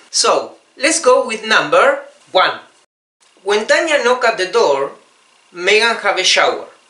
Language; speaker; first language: English; non-native, fluent; Spanish